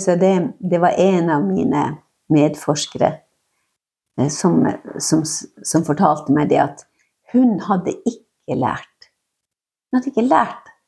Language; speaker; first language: Norwegian; non-native, local second language; Northern Sami